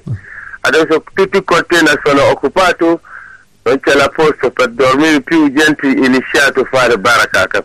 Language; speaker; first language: Italian; non-native, learner; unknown